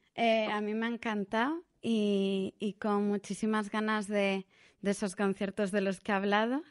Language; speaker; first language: Spanish; native; Spanish